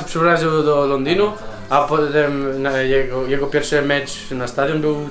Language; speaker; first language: Polish; non-native, learner; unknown